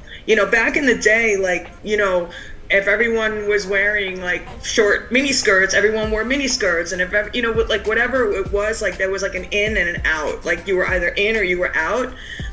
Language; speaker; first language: English; native; English